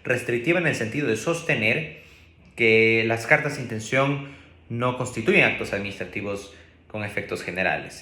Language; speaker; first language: Spanish; native; Spanish